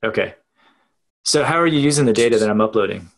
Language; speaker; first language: English; native; English